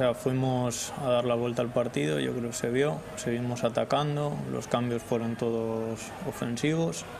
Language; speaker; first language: Spanish; native; Spanish